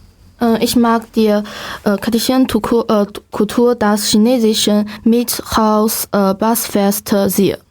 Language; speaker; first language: German; non-native, learner; Chinese